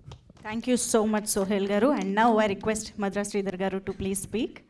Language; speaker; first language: Telugu; native; Telugu